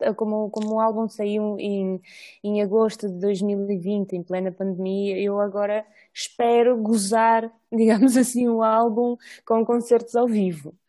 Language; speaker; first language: Portuguese; non-native, fluent; Russian